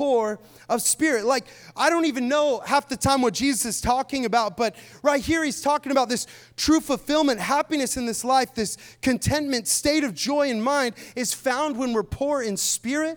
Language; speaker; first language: English; native; English